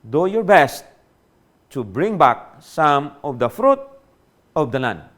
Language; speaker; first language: English; non-native, local second language; Hiligaynon